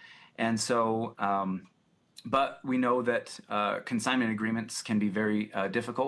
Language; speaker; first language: English; native; English